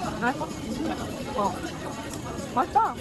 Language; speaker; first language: Korean; non-native, learner; Japanese